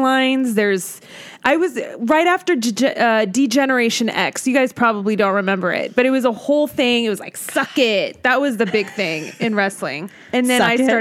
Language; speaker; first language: English; native; English